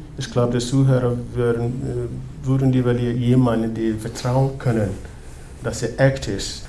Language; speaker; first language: German; non-native, fluent; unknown